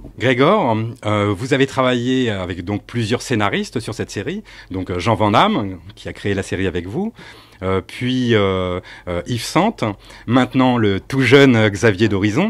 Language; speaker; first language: French; native; French